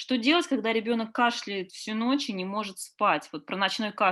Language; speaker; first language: Russian; native; Russian